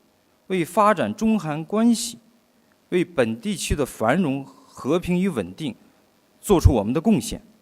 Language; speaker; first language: Chinese; native; Chinese